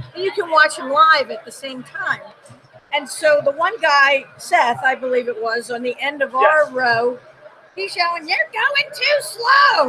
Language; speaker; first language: English; native; English